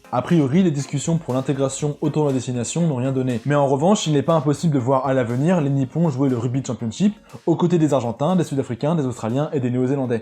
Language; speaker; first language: French; native; French